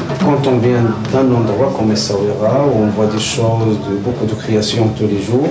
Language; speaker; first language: French; non-native, local second language; Arabic